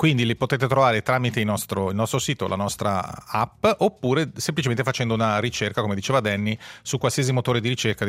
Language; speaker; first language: Italian; native; Italian